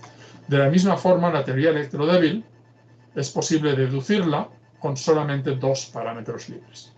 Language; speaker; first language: Spanish; native; Spanish